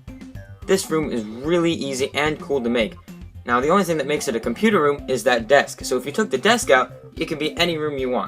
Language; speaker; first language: English; native; English